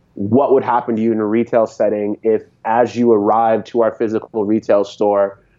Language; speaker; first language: English; native; English